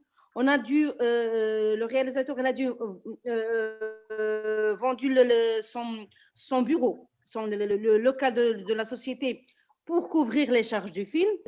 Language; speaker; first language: French; non-native, local second language; Arabic